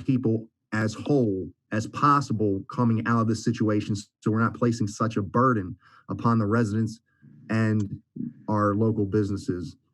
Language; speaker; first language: English; native; English